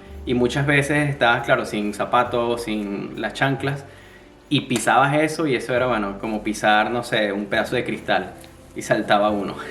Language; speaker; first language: Spanish; native; Spanish